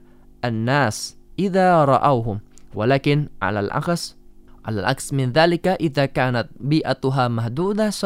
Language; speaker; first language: Arabic; non-native, fluent; Indonesian